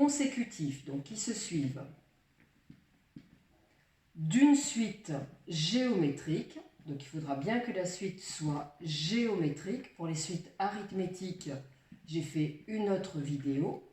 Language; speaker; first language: French; native; French